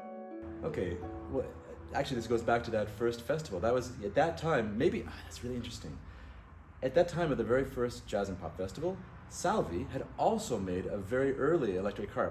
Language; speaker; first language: English; non-native, fluent; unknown